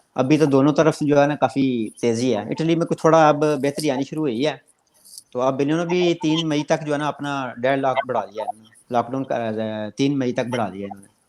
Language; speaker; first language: Urdu; non-native, local second language; Punjabi